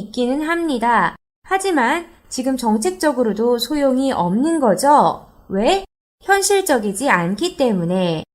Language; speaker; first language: Korean; native; Korean